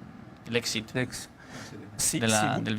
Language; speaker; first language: French; non-native, learner; Spanish